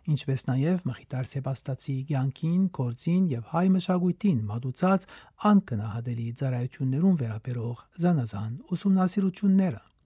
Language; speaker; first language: Armenian; native; Armenian